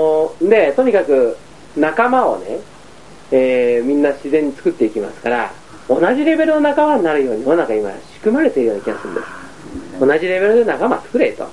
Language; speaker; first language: Japanese; native; Japanese